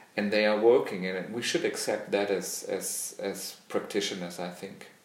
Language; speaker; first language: English; non-native, fluent; German